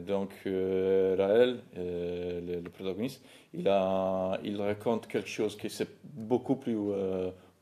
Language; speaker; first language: French; non-native, fluent; Italian